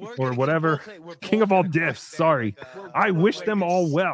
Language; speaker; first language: English; native; English